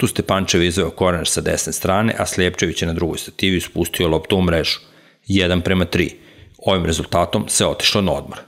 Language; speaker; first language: Serbian; native; Serbian